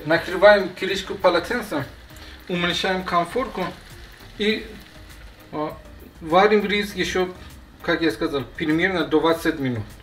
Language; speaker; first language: Russian; non-native, learner; Persian